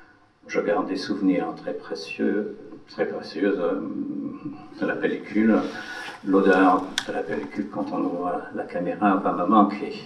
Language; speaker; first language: French; non-native, fluent; English